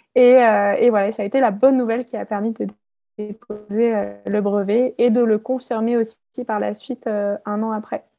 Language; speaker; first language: French; native; French